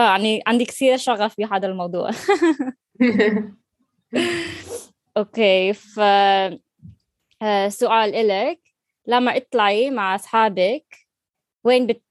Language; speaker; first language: Arabic; non-native, learner; English